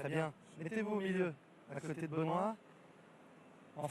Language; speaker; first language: French; native; French